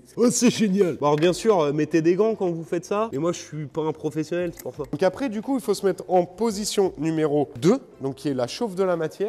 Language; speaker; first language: French; native; French